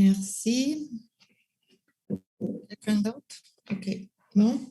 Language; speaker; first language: French; non-native, local second language; English